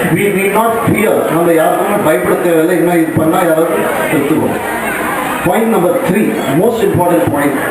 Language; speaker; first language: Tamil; non-native, local second language; Marwari